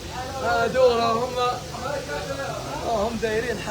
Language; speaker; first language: Arabic; native; Arabic